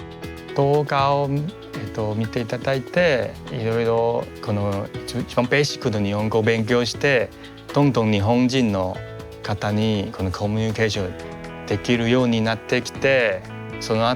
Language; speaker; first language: Japanese; non-native, fluent; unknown